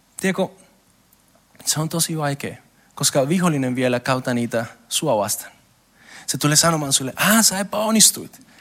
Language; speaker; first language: Finnish; non-native, learner; Spanish